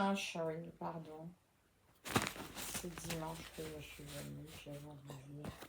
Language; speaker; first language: French; native; French